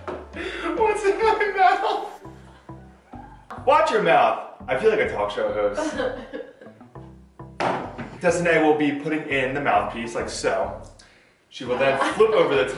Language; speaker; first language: English; native; English